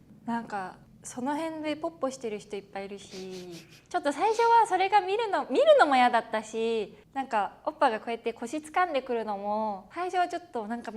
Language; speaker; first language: Japanese; native; Japanese